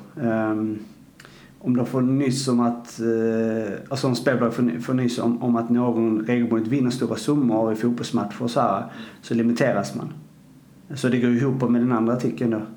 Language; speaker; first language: Swedish; native; Swedish